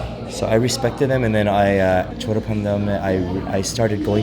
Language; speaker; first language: English; early bilingual, other home language; Korean